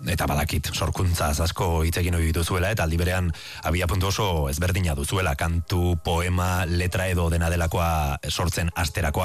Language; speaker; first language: Basque; native; Basque